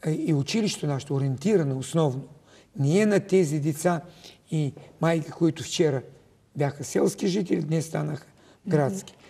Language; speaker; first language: Bulgarian; early bilingual, heritage; Bulgarian